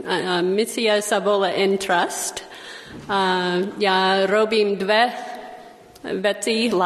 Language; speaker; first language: Slovak; non-native, learner; English